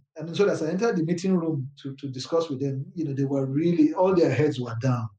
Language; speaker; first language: English; non-native, local second language; Yoruba